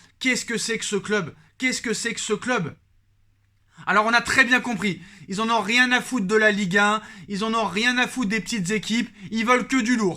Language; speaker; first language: French; native; French